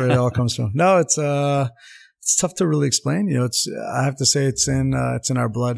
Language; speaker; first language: English; non-native, local second language; Armenian